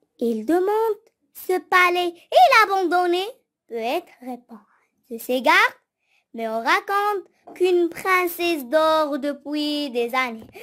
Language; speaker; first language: French; non-native, local second language; Arabic